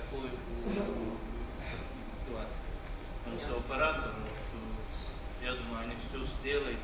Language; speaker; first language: Russian; non-native, fluent; Turkish